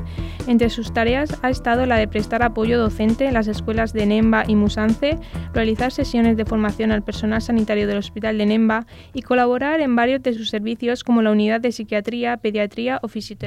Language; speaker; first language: Spanish; native; Spanish